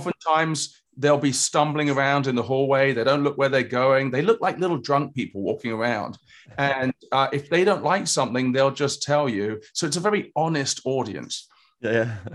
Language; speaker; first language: English; native; English